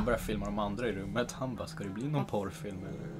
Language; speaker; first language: Swedish; native; Swedish